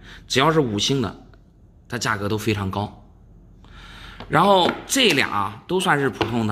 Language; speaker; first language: Chinese; native; Chinese